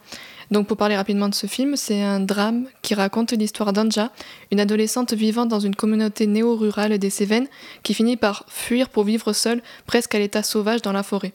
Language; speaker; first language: French; native; French